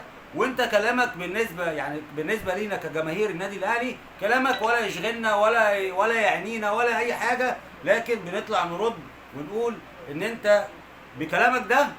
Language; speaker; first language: Arabic; native; Arabic